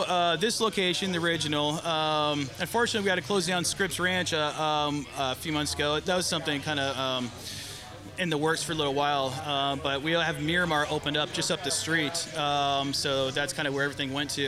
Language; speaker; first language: English; native; English